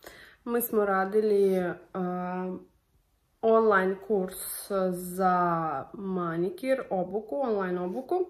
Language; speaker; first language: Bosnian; non-native, learner; Russian